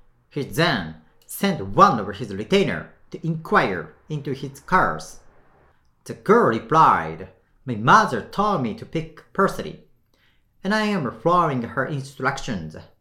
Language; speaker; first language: English; non-native, fluent; Japanese